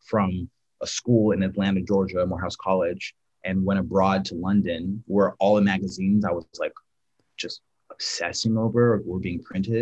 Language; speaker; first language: English; native; English